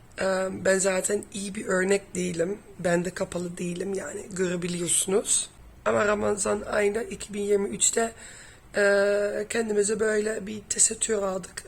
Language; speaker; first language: Turkish; non-native, fluent; Dutch